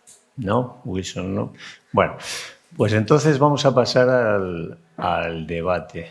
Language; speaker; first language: Spanish; native; Spanish